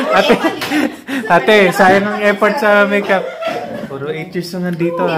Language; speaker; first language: Filipino; native; Filipino